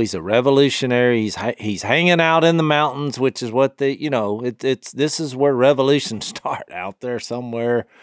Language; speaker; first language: English; native; English